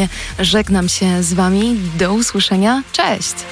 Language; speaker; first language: Polish; native; Polish